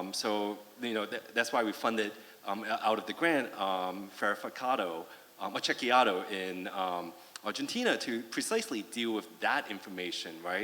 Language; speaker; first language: English; non-native, fluent; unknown